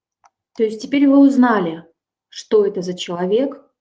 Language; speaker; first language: Russian; native; Russian